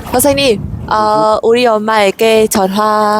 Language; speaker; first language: Korean; non-native, learner; Vietnamese